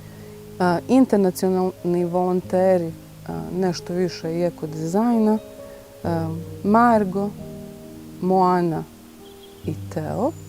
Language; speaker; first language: Bosnian; native; Bosnian